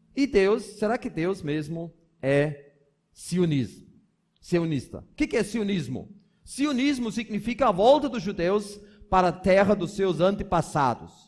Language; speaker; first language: Portuguese; non-native, fluent; German